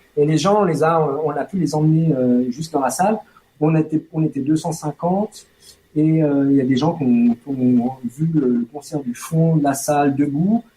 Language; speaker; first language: French; native; French